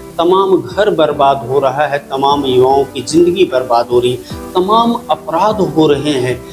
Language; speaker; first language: Hindi; native; Hindi